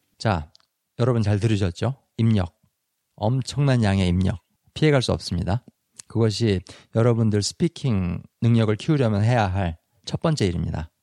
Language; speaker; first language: Korean; native; Korean